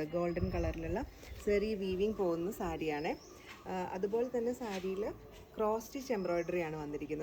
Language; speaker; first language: Malayalam; native; Malayalam